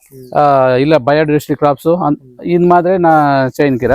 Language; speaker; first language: Tamil; non-native, local second language; Telugu